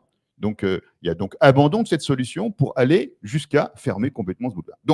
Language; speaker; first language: French; native; French